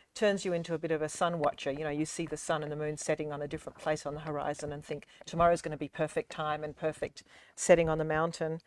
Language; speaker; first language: English; native; English